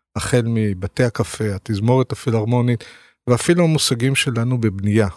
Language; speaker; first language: Hebrew; native; Hebrew